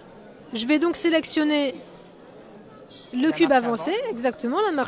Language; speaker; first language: French; native; French